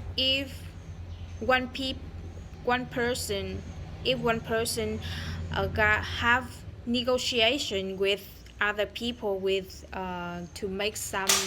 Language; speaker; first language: English; non-native, learner; Vietnamese